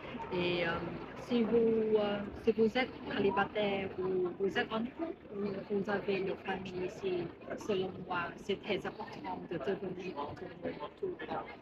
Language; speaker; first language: French; non-native, learner; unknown